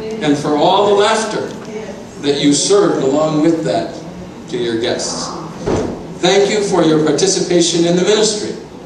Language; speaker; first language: English; native; English